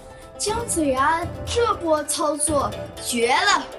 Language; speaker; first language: Chinese; native; Chinese